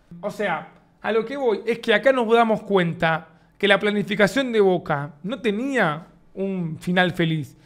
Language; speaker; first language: Spanish; native; Spanish